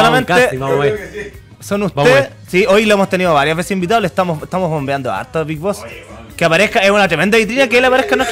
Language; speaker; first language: Spanish; native; Spanish